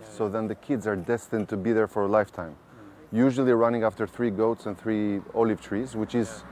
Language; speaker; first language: English; non-native, fluent; Albanian